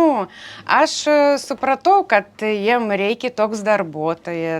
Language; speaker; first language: Lithuanian; non-native, learner; Ukrainian